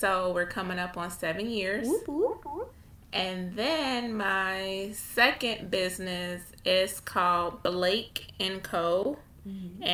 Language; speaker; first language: English; native; English